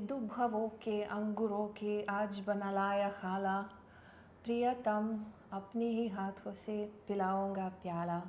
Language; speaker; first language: Hindi; non-native, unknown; Lithuanian